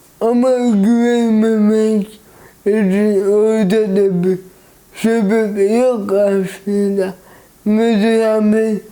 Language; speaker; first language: Turkish; early bilingual, heritage; Turkish